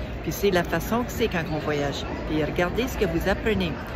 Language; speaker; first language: French; native; French